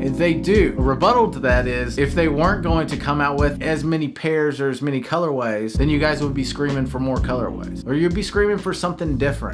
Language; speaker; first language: English; native; English